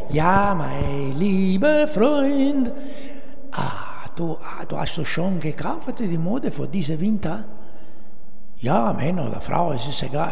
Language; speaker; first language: German; non-native, fluent; Italian